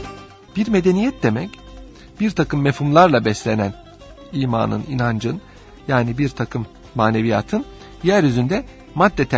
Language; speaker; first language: Turkish; native; Turkish